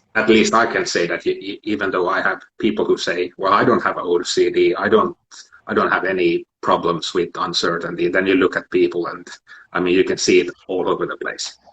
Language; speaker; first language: English; non-native, fluent; Finnish